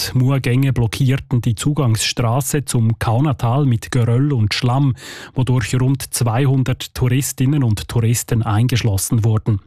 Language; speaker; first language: German; native; German